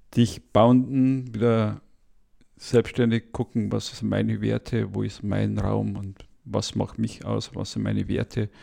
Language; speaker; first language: German; native; German